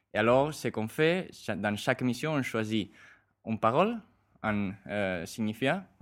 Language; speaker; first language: French; non-native, fluent; Spanish